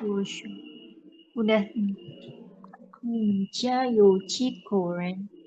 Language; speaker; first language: Chinese; non-native, learner; Indonesian